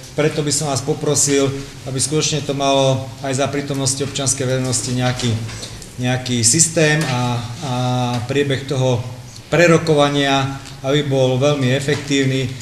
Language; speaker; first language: Slovak; native; Slovak